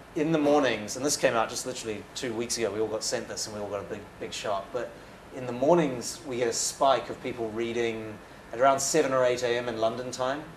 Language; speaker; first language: English; native; English